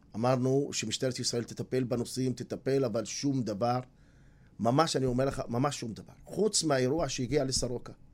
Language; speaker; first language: Hebrew; non-native, local second language; Arabic